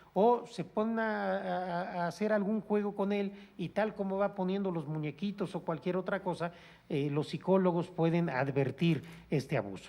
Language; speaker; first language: Spanish; native; Spanish